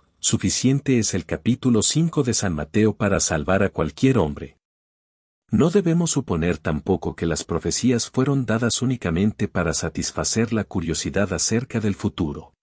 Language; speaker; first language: Spanish; native; Spanish